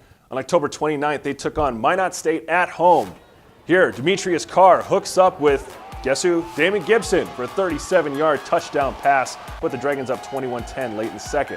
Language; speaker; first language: English; native; English